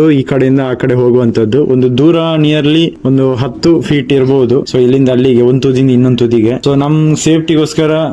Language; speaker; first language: Kannada; non-native, local second language; Tulu